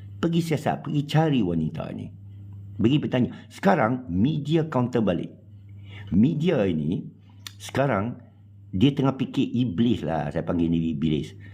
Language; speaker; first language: Malay; non-native, local second language; Chinese